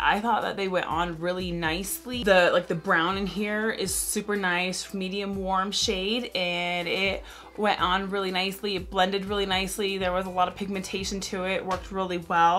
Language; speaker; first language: English; native; English